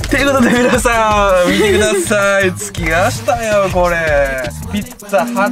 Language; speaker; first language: Japanese; native; Japanese